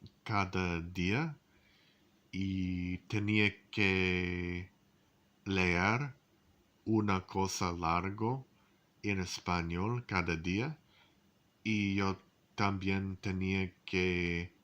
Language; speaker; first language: Spanish; non-native, learner; English